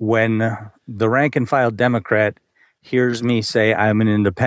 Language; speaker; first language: English; native; English